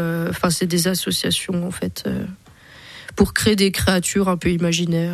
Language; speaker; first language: French; native; French